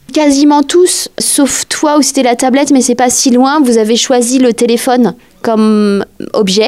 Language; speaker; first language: French; native; French